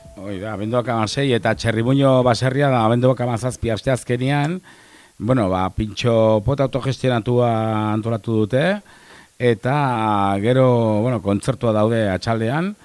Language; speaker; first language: Basque; non-native, local second language; Spanish